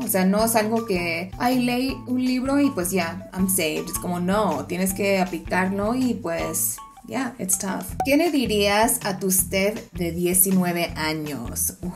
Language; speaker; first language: Spanish; early bilingual, other home language; English